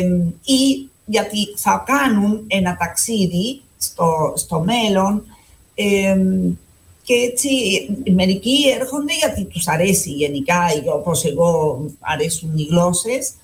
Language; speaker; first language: Greek; non-native, fluent; Spanish